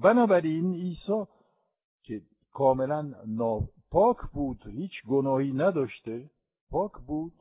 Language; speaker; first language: Persian; non-native, fluent; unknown